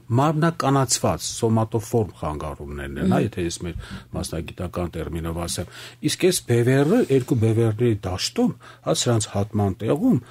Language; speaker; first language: Armenian; native; Armenian